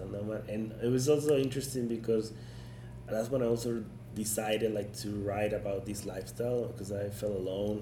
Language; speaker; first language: English; non-native, fluent; Spanish